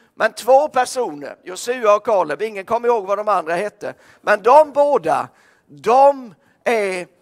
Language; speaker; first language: Swedish; native; Swedish